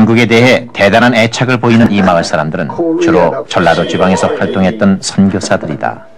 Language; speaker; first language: Korean; native; Korean